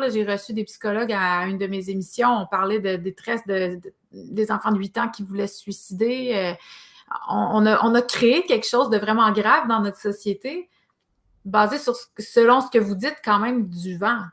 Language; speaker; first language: French; native; French